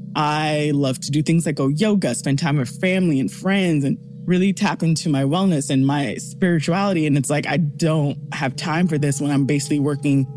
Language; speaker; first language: English; early bilingual, other home language; Yoruba